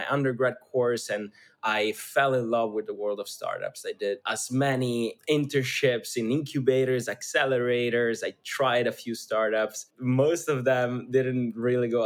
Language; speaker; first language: English; non-native, fluent; Italian